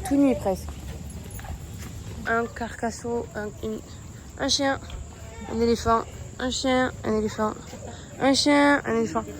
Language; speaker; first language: French; native; French